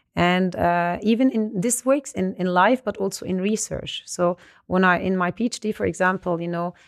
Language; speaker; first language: English; non-native, fluent; Arabic